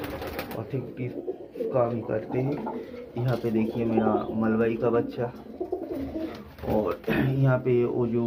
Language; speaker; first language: Hindi; non-native, local second language; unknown